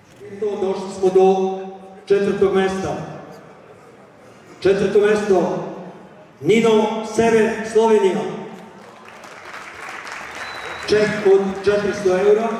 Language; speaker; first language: Serbian; native; Serbian